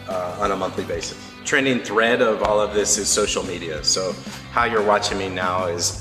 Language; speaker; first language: English; native; English